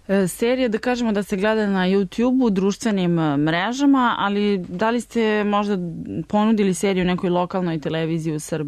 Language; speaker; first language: Serbian; native; Serbian